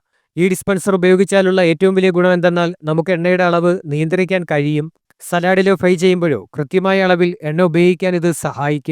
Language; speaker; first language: Malayalam; native; Malayalam